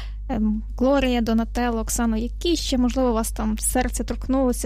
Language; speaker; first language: Ukrainian; native; Ukrainian